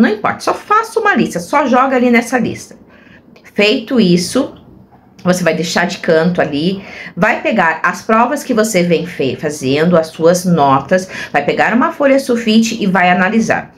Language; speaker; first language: Portuguese; native; Portuguese